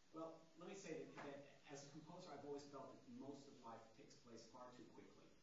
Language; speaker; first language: English; native; English